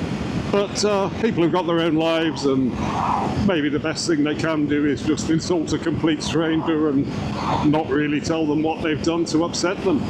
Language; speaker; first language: English; native; English